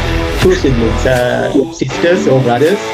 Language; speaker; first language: English; non-native, fluent; Sinhala